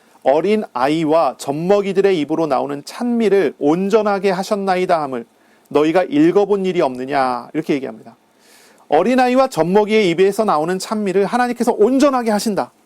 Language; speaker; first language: Korean; native; Korean